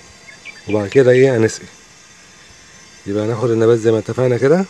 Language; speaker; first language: Arabic; native; Arabic